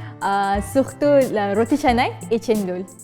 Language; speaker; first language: French; non-native, learner; Malay